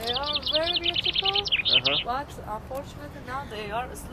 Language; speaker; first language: English; non-native, learner; Persian